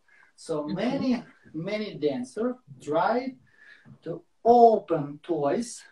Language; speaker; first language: English; non-native, learner; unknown